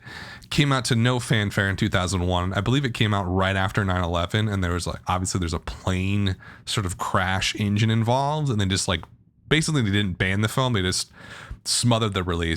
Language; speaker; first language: English; native; English